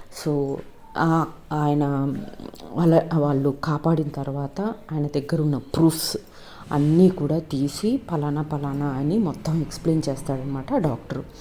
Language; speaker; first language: Telugu; native; Telugu